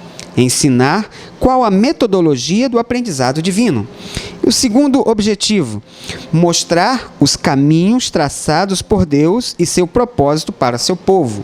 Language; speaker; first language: Portuguese; native; Portuguese